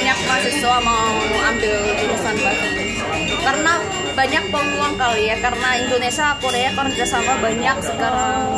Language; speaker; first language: Indonesian; non-native, fluent; Korean